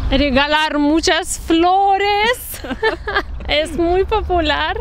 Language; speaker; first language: Spanish; non-native, fluent; Russian